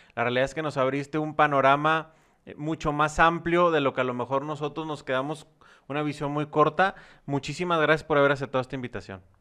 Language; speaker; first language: Spanish; native; Spanish